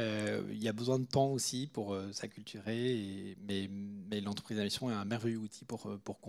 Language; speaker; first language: French; native; French